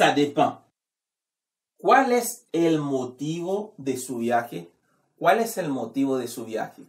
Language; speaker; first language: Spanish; non-native, fluent; Haitian Creole